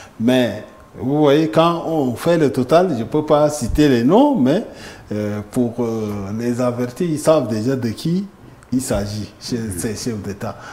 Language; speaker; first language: French; non-native, local second language; Kinyarwanda